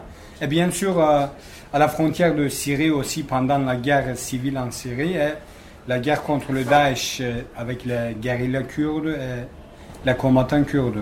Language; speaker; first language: French; non-native, fluent; Kurdish